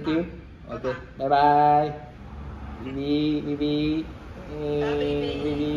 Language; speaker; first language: English; non-native, learner; Vietnamese